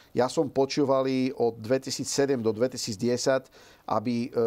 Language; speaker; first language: Slovak; non-native, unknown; Dutch